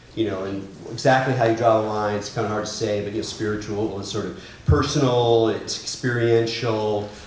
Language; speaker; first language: English; native; English